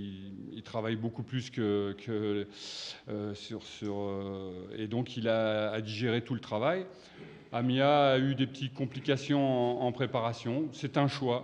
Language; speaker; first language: French; native; French